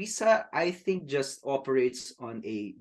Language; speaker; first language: English; non-native, local second language; Filipino